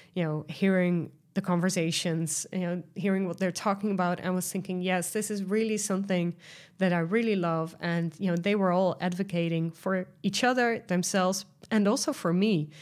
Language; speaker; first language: English; non-native, fluent; Dutch